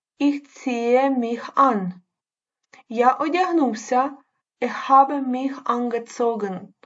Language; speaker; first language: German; non-native, learner; Ukrainian